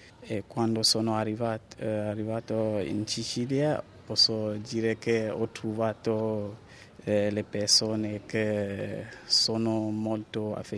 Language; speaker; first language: Italian; non-native, learner; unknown